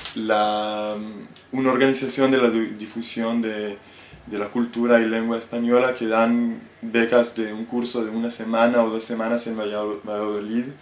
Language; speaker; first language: Spanish; non-native, fluent; Hebrew